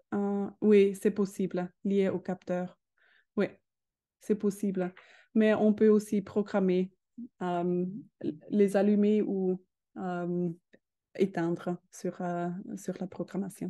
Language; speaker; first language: French; non-native, learner; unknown